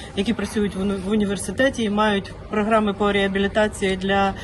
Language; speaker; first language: Ukrainian; native; Ukrainian